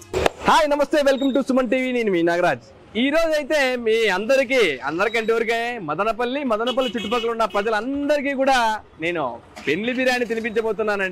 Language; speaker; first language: Telugu; native; Telugu